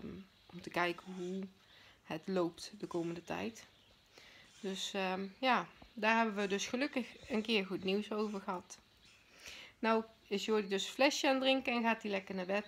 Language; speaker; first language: Dutch; native; Dutch